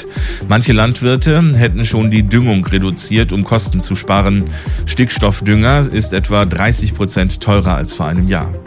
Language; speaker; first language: German; native; German